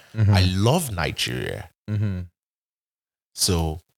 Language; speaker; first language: English; non-native, local second language; Bini